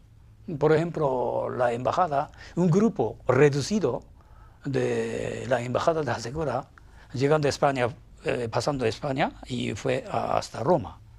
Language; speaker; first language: Spanish; non-native, fluent; Japanese